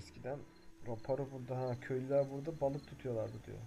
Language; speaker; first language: Turkish; native; Turkish